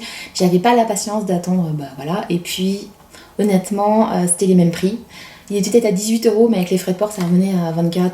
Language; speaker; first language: French; native; French